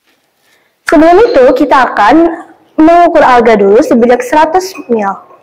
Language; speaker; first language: Indonesian; native; Indonesian